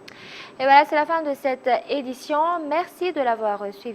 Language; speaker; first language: French; non-native, local second language; Malagasy